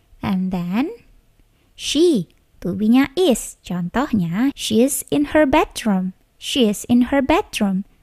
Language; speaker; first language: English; non-native, fluent; Indonesian